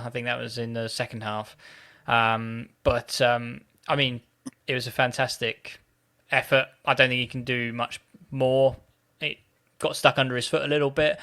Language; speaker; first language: English; native; English